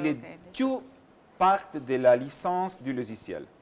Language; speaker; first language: French; non-native, learner; Italian